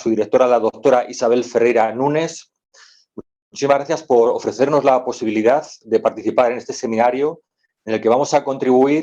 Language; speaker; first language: Spanish; native; Spanish